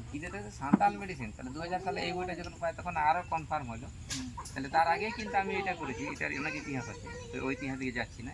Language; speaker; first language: Bangla; non-native, local second language; Santali